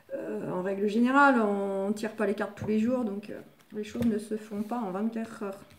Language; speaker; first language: French; native; French